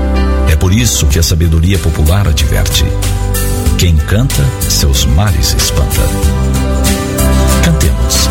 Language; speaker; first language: Portuguese; native; Portuguese